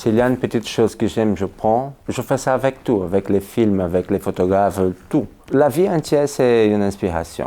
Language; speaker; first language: French; non-native, fluent; Portuguese